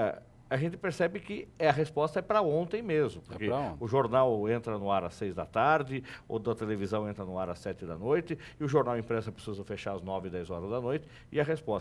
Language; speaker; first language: Portuguese; native; Portuguese